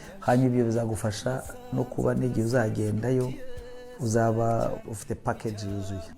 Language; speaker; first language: Kinyarwanda; early bilingual, heritage; Kinyarwanda